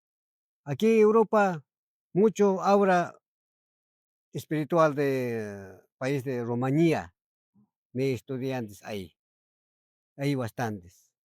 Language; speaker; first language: Spanish; non-native, local second language; Quechua